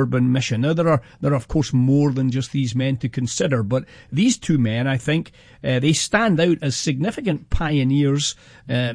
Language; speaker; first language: English; native; English